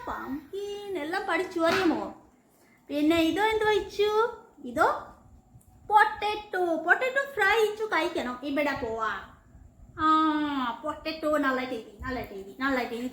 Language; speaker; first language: Malayalam; non-native, learner; Bangla